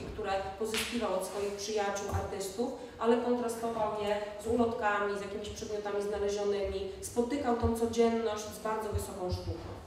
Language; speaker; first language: Polish; native; Polish